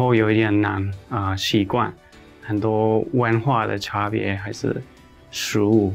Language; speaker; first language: Chinese; non-native, fluent; English